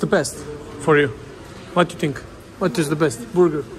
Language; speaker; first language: English; non-native, learner; Serbian